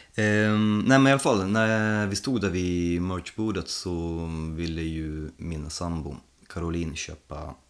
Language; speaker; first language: Swedish; non-native, fluent; Polish